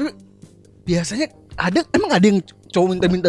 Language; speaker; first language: Indonesian; native; Indonesian